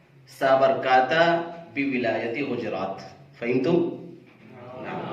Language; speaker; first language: Arabic; non-native, fluent; Urdu